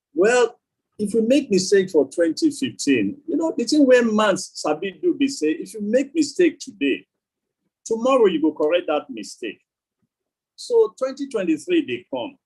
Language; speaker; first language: English; non-native, local second language; Yoruba